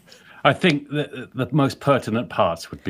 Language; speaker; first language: English; native; English